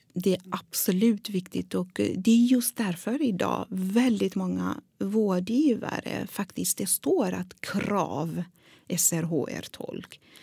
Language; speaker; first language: Swedish; non-native, fluent; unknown